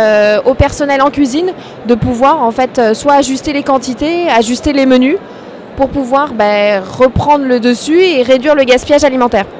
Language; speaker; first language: French; native; French